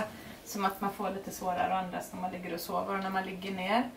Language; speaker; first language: Swedish; native; Swedish